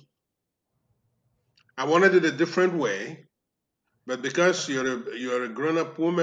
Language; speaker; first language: English; non-native, local second language; Igbo